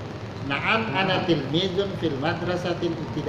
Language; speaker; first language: Arabic; non-native, fluent; Indonesian